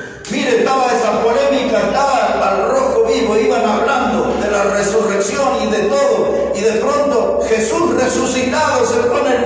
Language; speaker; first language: Spanish; native; Spanish